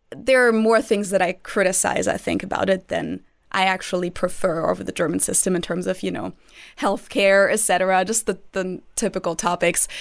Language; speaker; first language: English; non-native, fluent; German